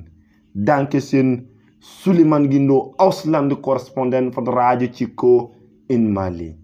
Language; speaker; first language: German; non-native, learner; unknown